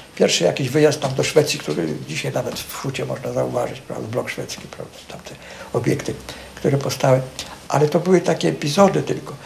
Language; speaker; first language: Polish; native; Polish